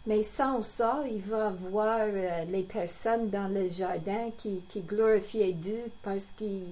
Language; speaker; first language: French; non-native, learner; English